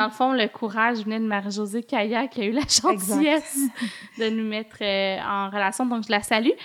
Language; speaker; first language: French; native; French